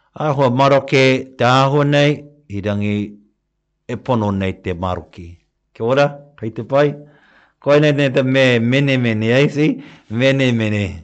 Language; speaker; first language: Māori; non-native, local second language; English